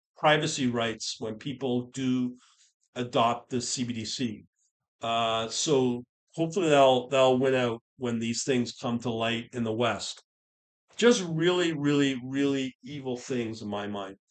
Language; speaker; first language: English; native; English